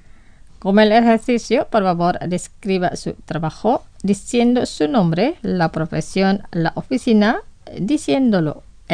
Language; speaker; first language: Spanish; non-native, fluent; Indonesian